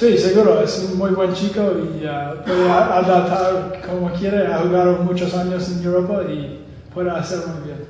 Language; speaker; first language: Spanish; non-native, learner; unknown